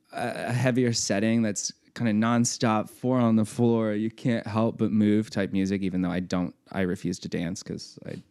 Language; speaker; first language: English; native; English